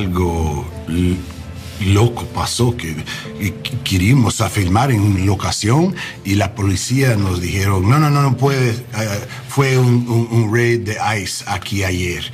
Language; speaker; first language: Spanish; non-native, learner; English